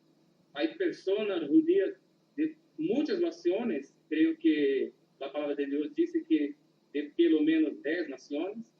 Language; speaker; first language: Spanish; non-native, learner; Portuguese